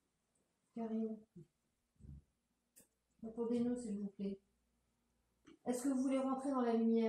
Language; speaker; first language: French; native; French